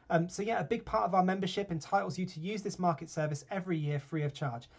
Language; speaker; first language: English; native; English